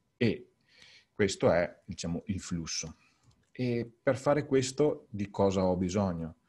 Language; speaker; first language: Italian; native; Italian